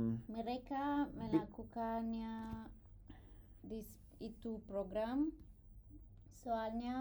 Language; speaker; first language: Indonesian; non-native, learner; English